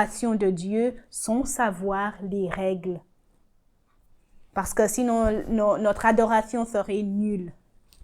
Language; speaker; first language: French; non-native, learner; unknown